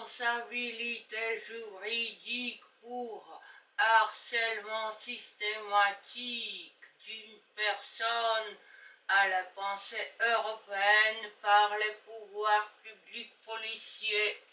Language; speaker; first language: French; non-native, fluent; Bulgarian